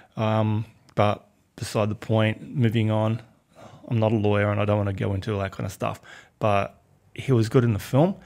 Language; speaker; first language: English; native; English